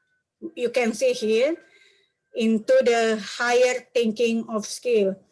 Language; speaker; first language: English; non-native, learner; Indonesian